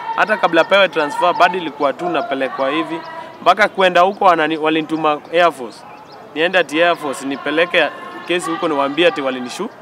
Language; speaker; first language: Swahili; native; Swahili